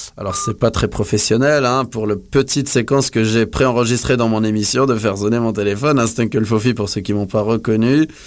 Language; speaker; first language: French; native; French